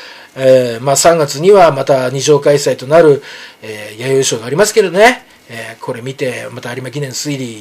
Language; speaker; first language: Japanese; native; Japanese